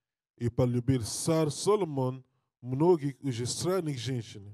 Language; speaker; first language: Russian; non-native, learner; English